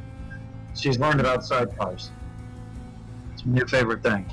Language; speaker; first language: English; native; English